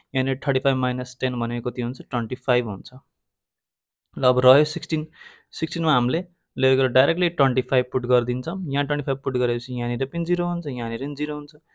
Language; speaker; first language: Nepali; native; Nepali